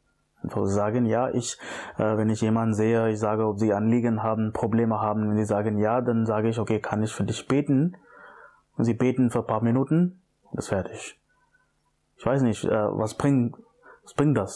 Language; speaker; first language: German; non-native, fluent; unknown